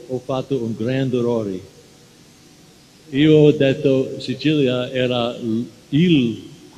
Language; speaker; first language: Italian; non-native, learner; English